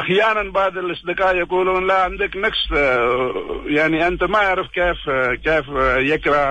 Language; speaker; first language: Arabic; non-native, learner; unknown